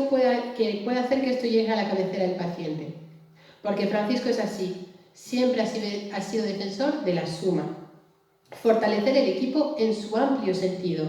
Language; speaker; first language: Spanish; native; Spanish